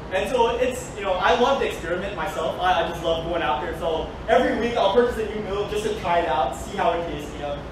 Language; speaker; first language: English; native; English